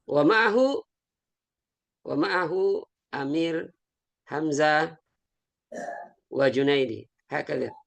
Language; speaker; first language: Arabic; non-native, learner; Indonesian